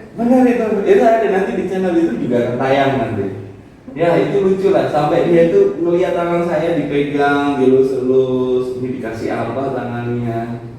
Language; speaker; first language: Indonesian; native; Indonesian